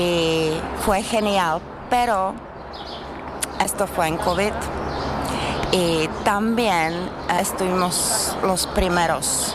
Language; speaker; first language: Spanish; non-native, fluent; Czech